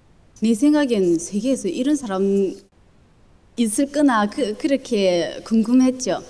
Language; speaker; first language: Korean; early bilingual, other home language; Chinese